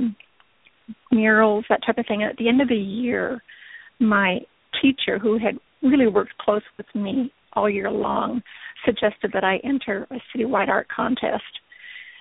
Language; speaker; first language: English; native; English